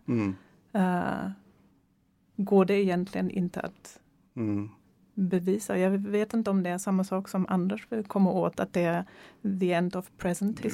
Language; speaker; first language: Swedish; non-native, fluent; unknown